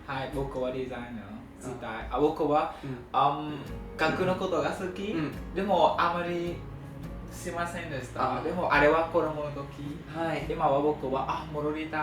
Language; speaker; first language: Japanese; non-native, learner; Vietnamese